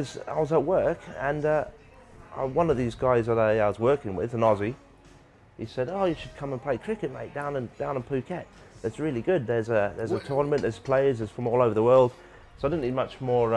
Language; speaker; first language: English; native; English